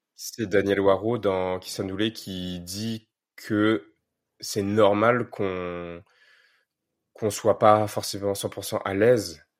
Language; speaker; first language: French; native; French